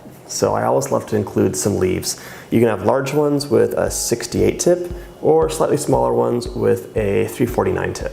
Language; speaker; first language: English; native; English